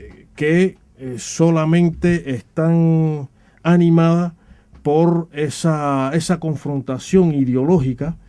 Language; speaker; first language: Spanish; native; Spanish